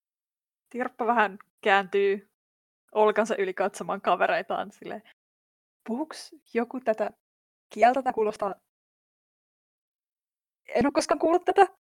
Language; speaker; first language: Finnish; native; Finnish